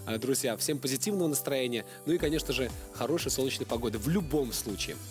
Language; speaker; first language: Russian; native; Russian